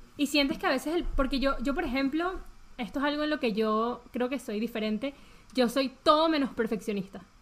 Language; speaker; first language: Spanish; early bilingual, heritage; Spanish